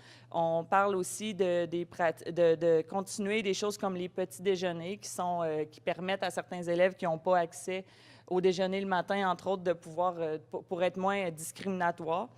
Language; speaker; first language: French; native; French